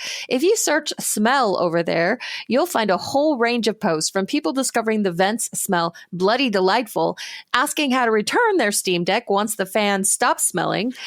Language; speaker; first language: English; native; English